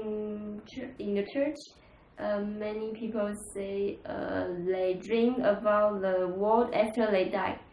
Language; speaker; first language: English; non-native, learner; Chinese